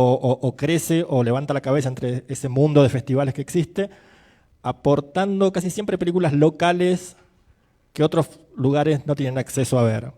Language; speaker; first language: Spanish; native; Spanish